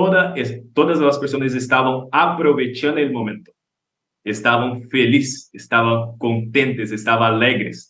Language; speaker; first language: Spanish; non-native, learner; Portuguese